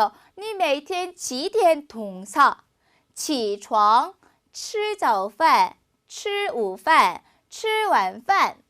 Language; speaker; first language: Chinese; non-native, fluent; Korean